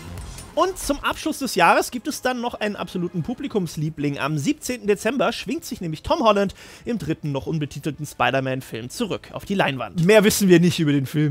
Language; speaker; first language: German; native; German